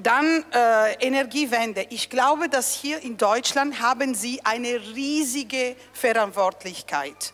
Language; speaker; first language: German; non-native, fluent; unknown